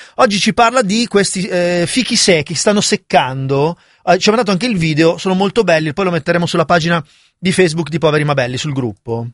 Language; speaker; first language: Italian; native; Italian